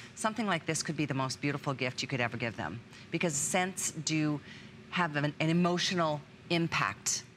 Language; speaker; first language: English; native; English